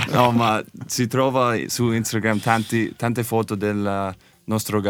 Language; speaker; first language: Italian; non-native, learner; English